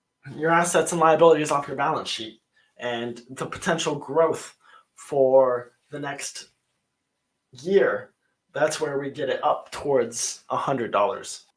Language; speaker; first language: English; native; English